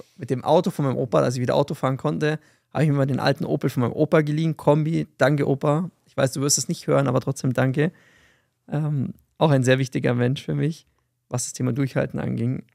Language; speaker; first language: German; native; German